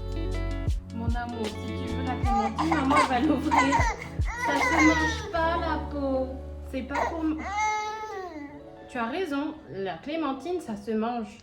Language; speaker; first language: French; native; French